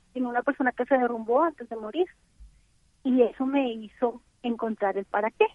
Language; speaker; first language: Spanish; native; Spanish